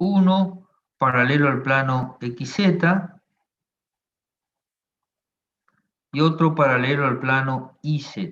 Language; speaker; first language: Spanish; native; Spanish